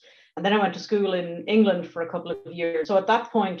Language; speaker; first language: English; native; English